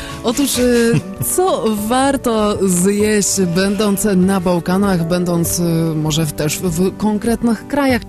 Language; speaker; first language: Polish; native; Polish